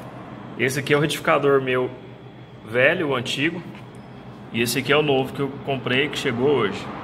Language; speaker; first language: Portuguese; native; Portuguese